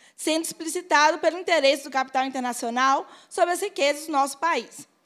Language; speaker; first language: Portuguese; native; Portuguese